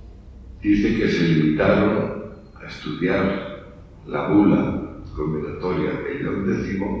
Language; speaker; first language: Spanish; native; Spanish